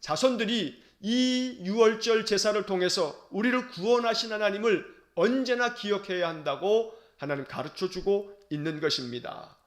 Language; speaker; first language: Korean; native; Korean